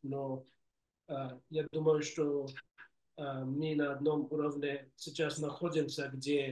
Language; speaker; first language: Russian; non-native, fluent; English